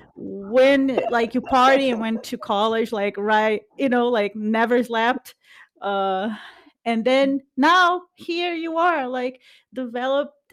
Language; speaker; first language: English; non-native, fluent; Portuguese